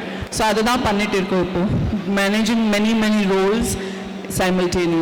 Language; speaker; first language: Tamil; non-native, fluent; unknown